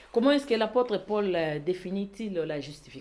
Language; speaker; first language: French; non-native, local second language; Lingala